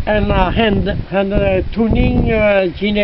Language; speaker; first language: English; non-native, learner; French